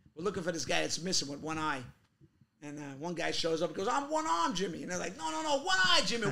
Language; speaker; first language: English; native; English